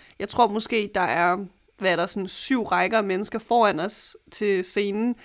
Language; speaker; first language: Danish; native; Danish